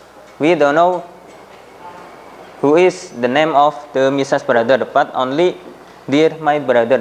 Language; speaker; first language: English; non-native, fluent; Indonesian